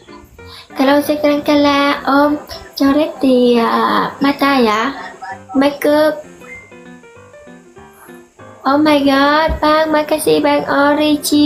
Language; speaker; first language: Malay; non-native, learner; Vietnamese